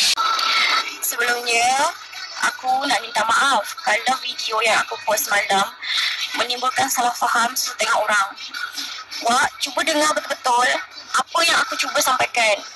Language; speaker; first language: Malay; native; Malay